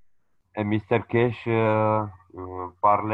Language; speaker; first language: French; non-native, learner; Romanian